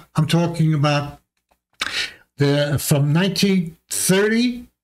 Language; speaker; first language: English; early bilingual, other home language; Armenian